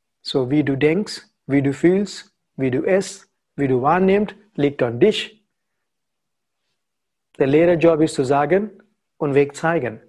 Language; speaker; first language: German; non-native, learner; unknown